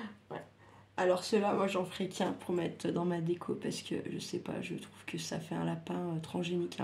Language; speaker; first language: French; native; French